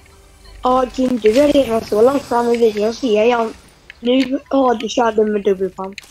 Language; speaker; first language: Swedish; native; Swedish